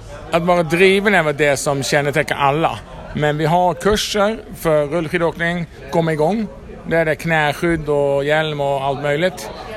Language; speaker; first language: Swedish; non-native, fluent; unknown